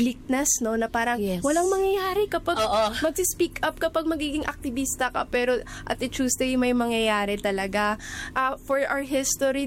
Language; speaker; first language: Filipino; non-native, local second language; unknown